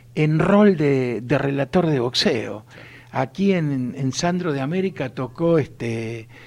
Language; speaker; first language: Spanish; native; Spanish